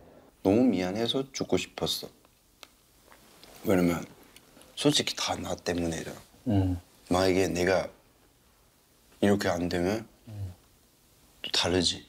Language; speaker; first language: Korean; non-native, fluent; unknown